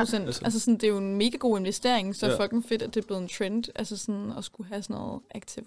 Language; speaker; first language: Danish; native; Danish